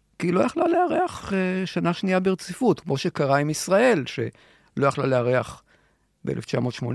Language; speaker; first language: Hebrew; native; Hebrew